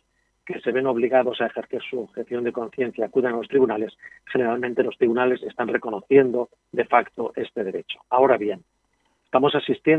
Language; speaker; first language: Spanish; native; Spanish